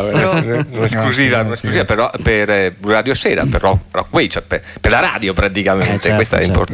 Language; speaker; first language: Italian; native; Italian